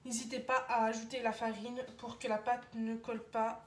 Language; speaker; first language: French; non-native, local second language; Arabic